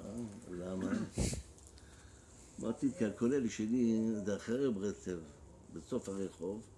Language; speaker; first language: Hebrew; non-native, fluent; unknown